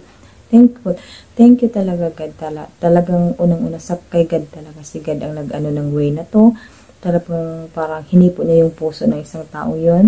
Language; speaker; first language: Filipino; native; Filipino